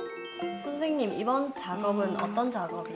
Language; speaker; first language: Korean; non-native, fluent; Burmese